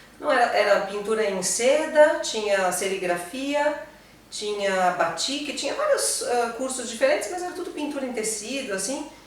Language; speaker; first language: Portuguese; native; Portuguese